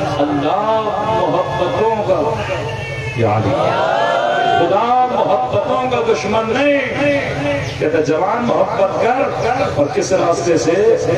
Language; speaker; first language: Urdu; non-native, local second language; Sindhi